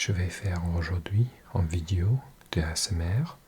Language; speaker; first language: French; non-native, learner; English